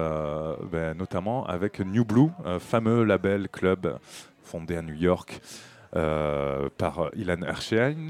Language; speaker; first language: French; native; French